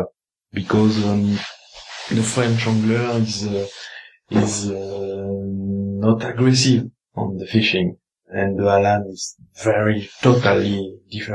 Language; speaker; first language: English; non-native, learner; French